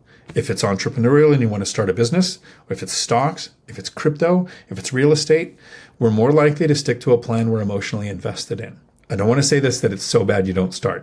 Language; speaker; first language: English; native; English